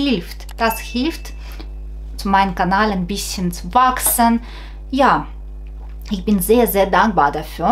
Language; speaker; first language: German; non-native, fluent; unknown